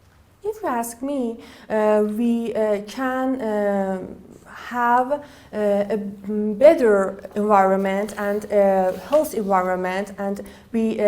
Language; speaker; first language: English; non-native, learner; Persian